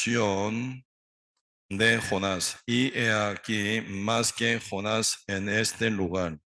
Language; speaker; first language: Spanish; non-native, learner; Korean